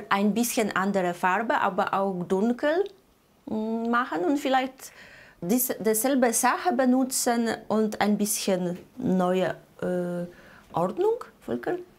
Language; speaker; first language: German; non-native, learner; Polish